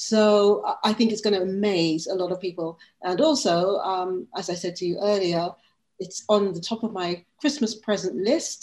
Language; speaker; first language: English; native; English